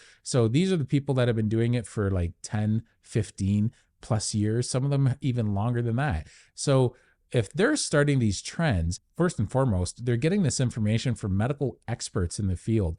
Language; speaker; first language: English; native; English